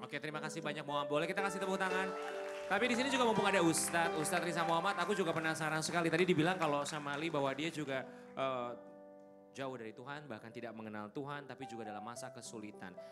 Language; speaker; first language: Indonesian; native; Indonesian